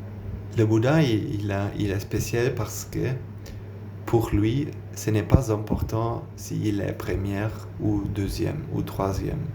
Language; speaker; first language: French; non-native, learner; German